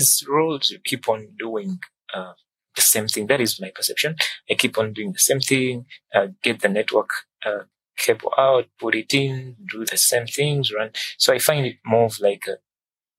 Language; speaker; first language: English; non-native, local second language; Ganda